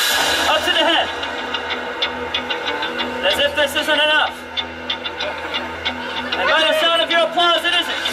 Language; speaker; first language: English; native; English